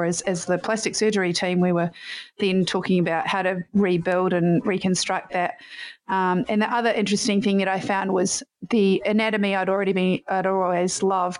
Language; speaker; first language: English; native; English